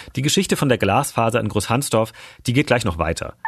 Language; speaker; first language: German; native; German